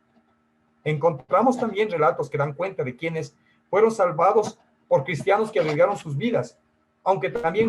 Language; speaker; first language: Spanish; native; Spanish